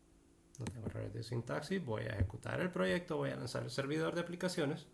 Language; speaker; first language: Spanish; native; Spanish